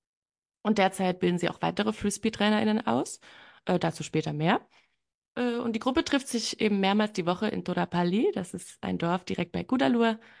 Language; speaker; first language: German; native; German